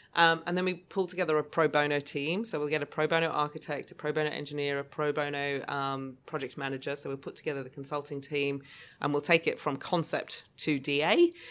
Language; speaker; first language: English; native; English